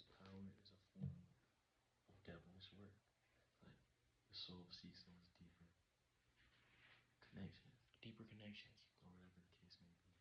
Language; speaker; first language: English; native; English